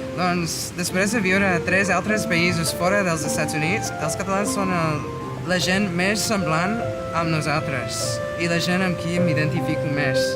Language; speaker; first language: Catalan; non-native, fluent; English